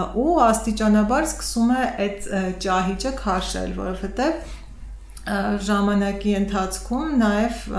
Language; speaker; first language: Armenian; native; Armenian